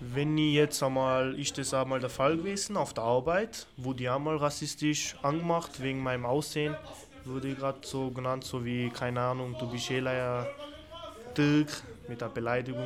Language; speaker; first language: German; early bilingual, other home language; Turkish